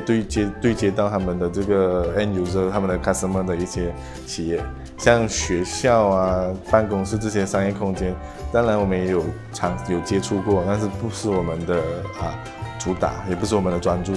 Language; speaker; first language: Chinese; native; Chinese